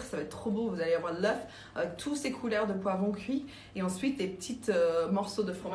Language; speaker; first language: French; non-native, fluent; English